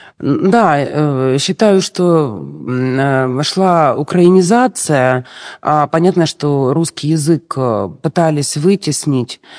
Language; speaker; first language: Russian; native; Russian